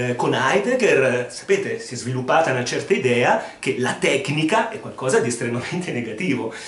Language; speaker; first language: Italian; non-native, fluent; Spanish